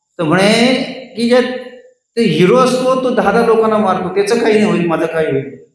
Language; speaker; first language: Marathi; non-native, local second language; Hindi